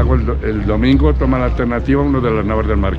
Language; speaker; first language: Spanish; native; Spanish